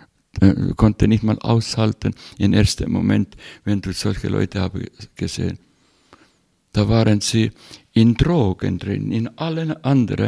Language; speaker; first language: German; non-native, fluent; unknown